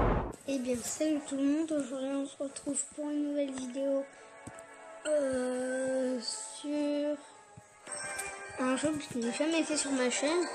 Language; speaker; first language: French; native; French